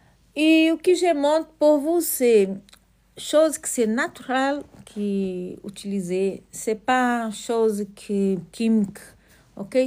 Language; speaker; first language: French; non-native, learner; Portuguese